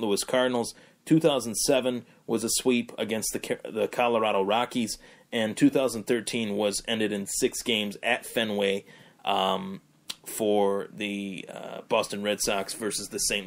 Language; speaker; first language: English; native; English